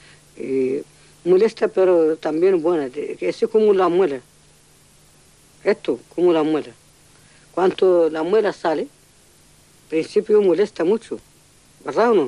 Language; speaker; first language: Spanish; non-native, local second language; Arabic